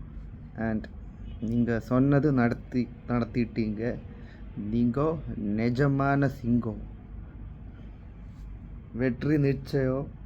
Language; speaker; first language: Tamil; non-native, local second language; Malayalam